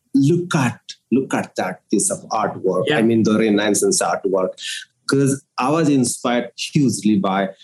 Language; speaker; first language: English; non-native, local second language; Odia